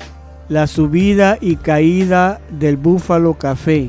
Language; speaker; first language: Spanish; early bilingual, heritage; Spanish